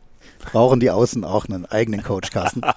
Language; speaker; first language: German; native; German